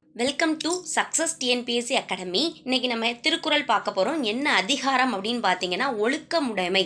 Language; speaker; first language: Tamil; native; Tamil